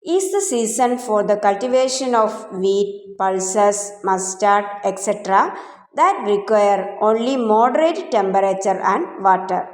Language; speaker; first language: English; non-native, local second language; Malayalam